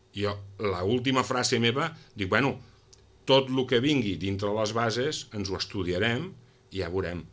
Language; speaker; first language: Catalan; non-native, local second language; Spanish